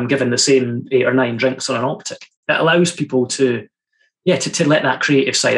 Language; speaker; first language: English; native; English